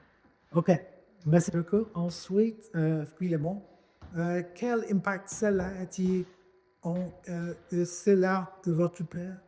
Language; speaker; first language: French; non-native, fluent; English